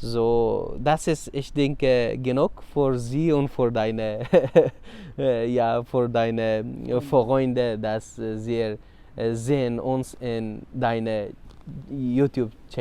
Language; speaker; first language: German; non-native, learner; Persian